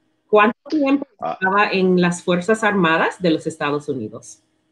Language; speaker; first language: Spanish; non-native, learner; English